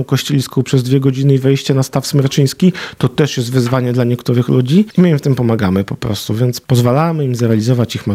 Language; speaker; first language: Polish; native; Polish